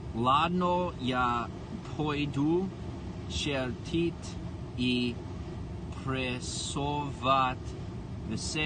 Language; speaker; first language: Russian; non-native, learner; English